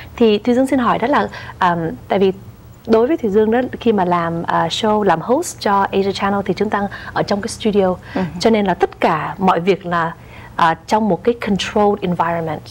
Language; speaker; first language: Vietnamese; native; Vietnamese